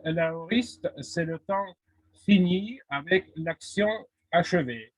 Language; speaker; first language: French; non-native, fluent; Russian